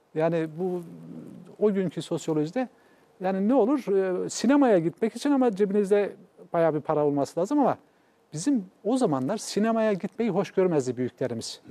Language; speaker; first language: Turkish; native; Turkish